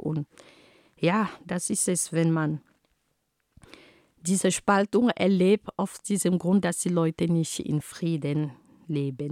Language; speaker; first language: German; non-native, fluent; Ghomala